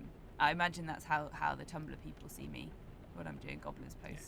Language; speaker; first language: English; native; English